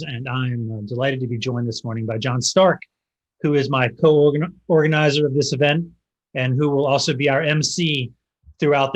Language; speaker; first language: English; native; English